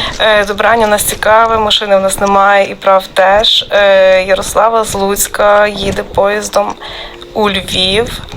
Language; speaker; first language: Ukrainian; native; Ukrainian